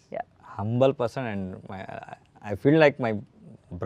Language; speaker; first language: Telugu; non-native, learner; Kannada